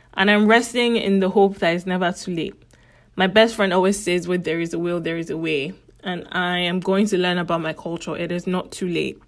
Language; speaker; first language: English; native; English